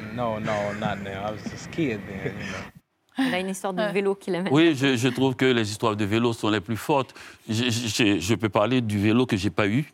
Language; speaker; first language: French; non-native, local second language; Haitian Creole